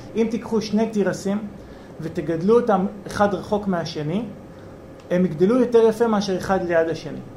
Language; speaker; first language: Hebrew; native; Hebrew